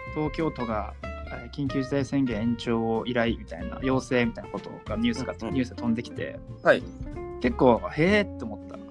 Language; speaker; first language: Japanese; native; Japanese